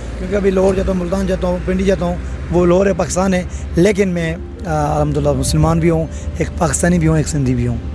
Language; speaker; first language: Urdu; non-native, local second language; Sindhi